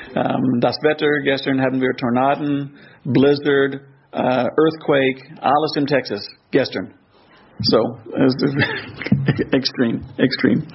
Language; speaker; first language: German; non-native, fluent; English